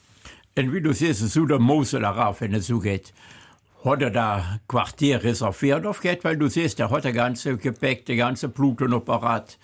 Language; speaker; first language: German; native; German